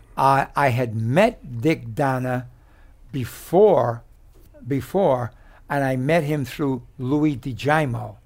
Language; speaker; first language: English; native; English